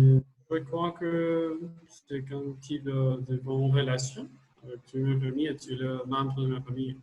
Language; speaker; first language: French; non-native, learner; Spanish